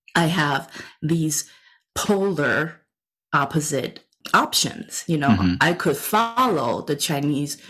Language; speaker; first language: English; non-native, fluent; Chinese